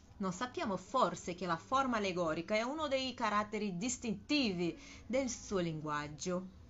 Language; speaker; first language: Italian; non-native, learner; Portuguese